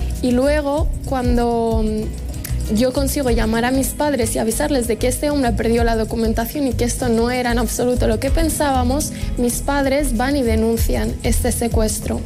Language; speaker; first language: Spanish; early bilingual, other home language; Arabic